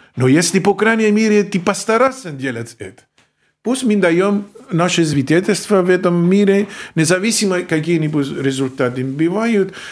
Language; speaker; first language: Russian; non-native, fluent; Greek